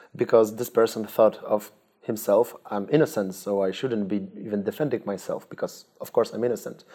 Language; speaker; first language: English; non-native, fluent; Polish